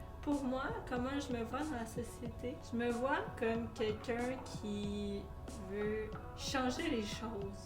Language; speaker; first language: French; native; French